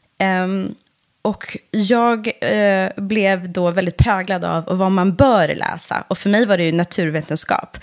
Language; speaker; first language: Swedish; early bilingual, other home language; Persian